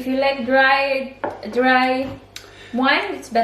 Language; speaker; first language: English; non-native, learner; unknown